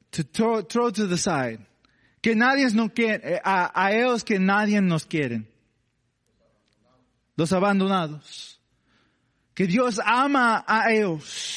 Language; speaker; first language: Spanish; non-native, learner; English